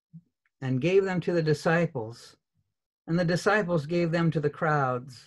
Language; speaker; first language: English; native; English